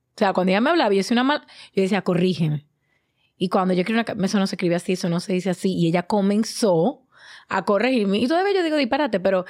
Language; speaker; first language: Spanish; native; Spanish